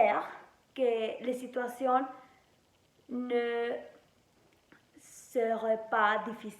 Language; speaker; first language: French; non-native, learner; Spanish